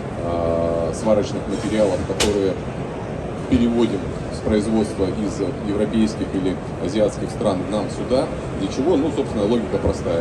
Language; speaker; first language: Russian; native; Russian